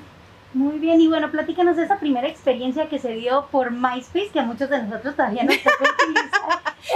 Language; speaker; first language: Spanish; native; Spanish